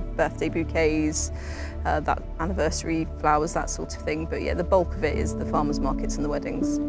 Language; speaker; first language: English; native; English